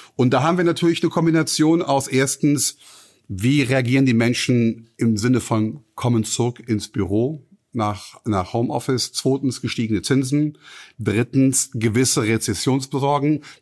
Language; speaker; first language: German; native; German